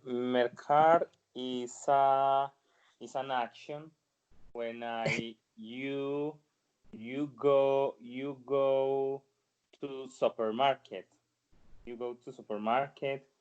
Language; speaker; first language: English; non-native, learner; Spanish